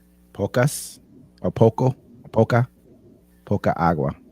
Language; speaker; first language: Spanish; non-native, learner; English